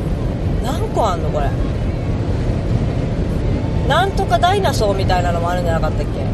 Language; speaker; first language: Japanese; native; Japanese